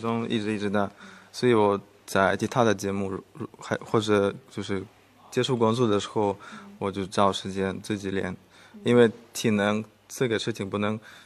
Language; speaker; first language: Chinese; non-native, fluent; Russian